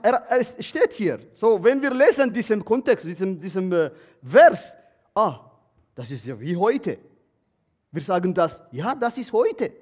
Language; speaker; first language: German; non-native, learner; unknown